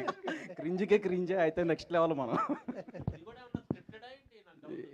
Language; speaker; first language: Telugu; native; Telugu